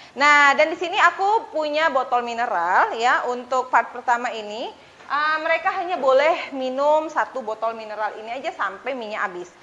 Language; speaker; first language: Indonesian; native; Indonesian